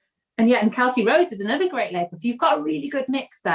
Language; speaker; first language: English; native; English